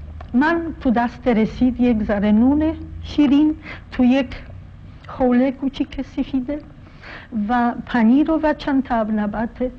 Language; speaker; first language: Persian; non-native, fluent; Polish